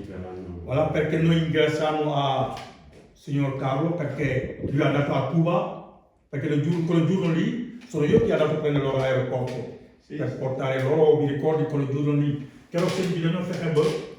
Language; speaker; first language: Italian; non-native, learner; Wolof